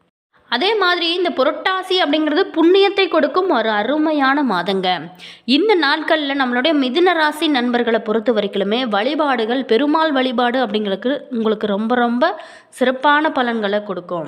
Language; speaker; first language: Tamil; native; Tamil